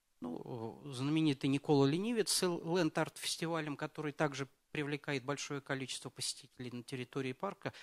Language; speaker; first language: Russian; native; Russian